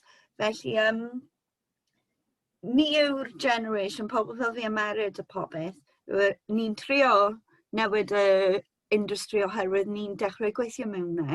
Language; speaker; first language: Welsh; non-native, local second language; English